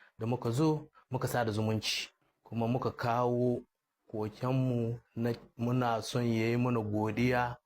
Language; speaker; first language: Hausa; non-native, local second language; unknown